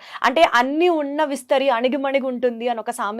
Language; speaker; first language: Telugu; native; Telugu